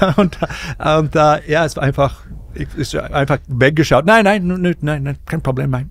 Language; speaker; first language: German; non-native, fluent; English